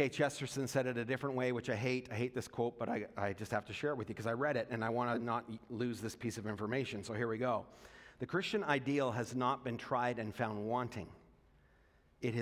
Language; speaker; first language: English; native; English